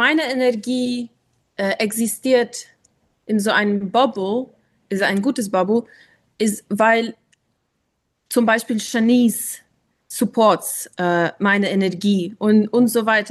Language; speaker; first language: German; non-native, learner; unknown